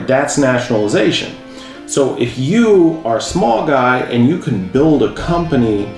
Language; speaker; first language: English; native; English